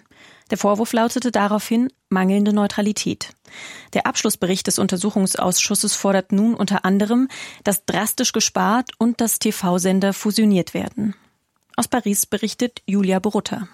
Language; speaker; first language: German; native; German